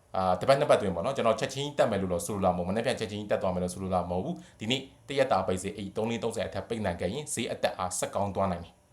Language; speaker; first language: Burmese; native; Burmese